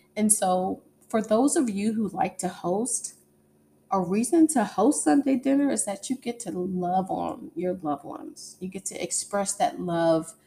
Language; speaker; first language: English; native; English